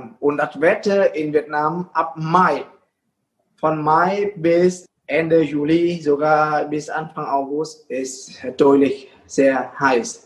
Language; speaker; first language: German; non-native, fluent; Vietnamese